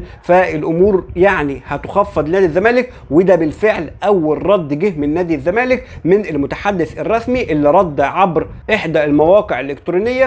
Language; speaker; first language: Arabic; native; Arabic